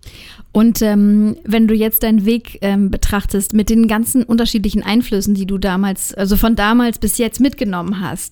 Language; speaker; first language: German; native; German